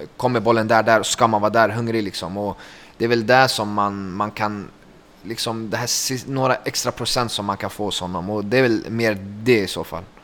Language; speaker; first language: Swedish; early bilingual, other home language; Kurdish